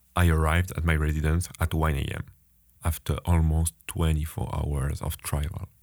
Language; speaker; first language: English; non-native, fluent; French